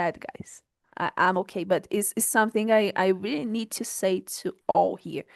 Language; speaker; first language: English; non-native, learner; Portuguese